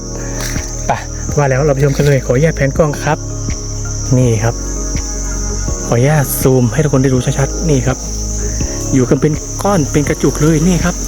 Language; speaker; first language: Thai; native; Thai